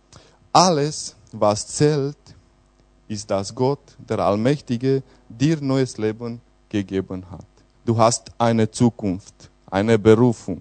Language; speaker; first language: German; non-native, fluent; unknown